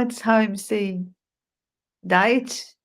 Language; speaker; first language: English; non-native, learner; Portuguese